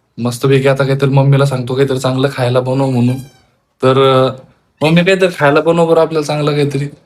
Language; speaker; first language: Marathi; non-native, local second language; Lambadi